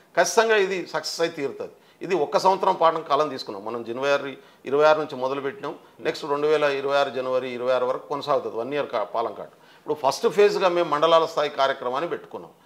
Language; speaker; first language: Telugu; non-native, local second language; Lambadi